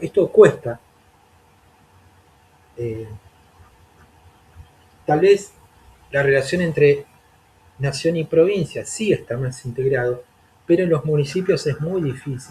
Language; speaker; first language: Spanish; native; Spanish